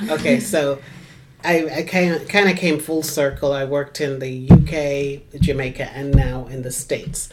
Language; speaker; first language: English; native; English